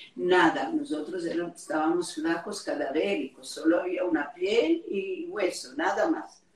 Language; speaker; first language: Spanish; non-native, fluent; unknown